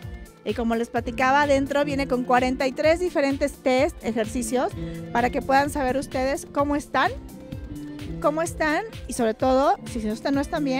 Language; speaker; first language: Spanish; native; Spanish